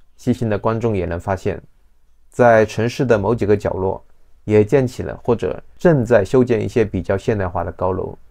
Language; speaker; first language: Chinese; native; Chinese